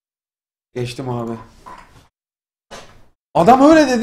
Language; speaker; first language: Turkish; native; Turkish